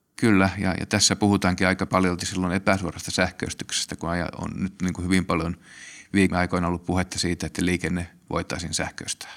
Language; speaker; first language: Finnish; native; Finnish